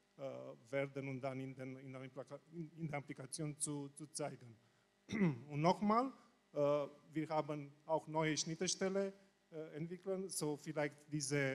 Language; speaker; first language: German; non-native, learner; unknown